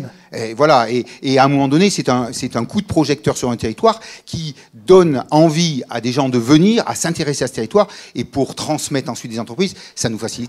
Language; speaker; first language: French; native; French